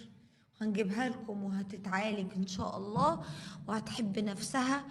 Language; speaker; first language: Arabic; native; Arabic